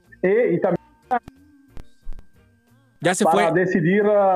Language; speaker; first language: Spanish; non-native, learner; Italian